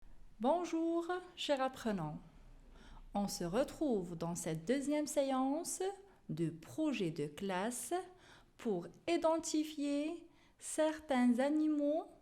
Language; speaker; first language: French; non-native, local second language; Arabic